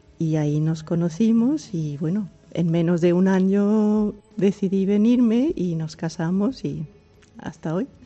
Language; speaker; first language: Spanish; early bilingual, heritage; German